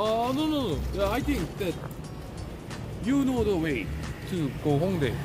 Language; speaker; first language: English; non-native, learner; Korean